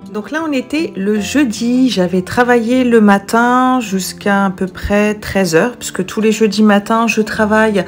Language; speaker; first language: French; native; French